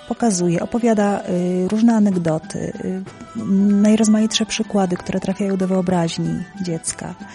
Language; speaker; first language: Polish; native; Polish